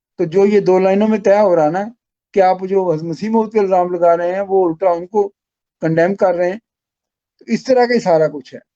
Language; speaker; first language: Urdu; non-native, local second language; Pashto